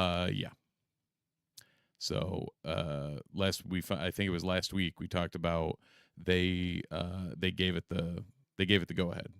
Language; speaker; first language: English; native; English